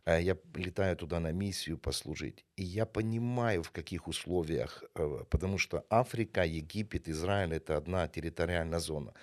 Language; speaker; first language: Russian; non-native, local second language; Ukrainian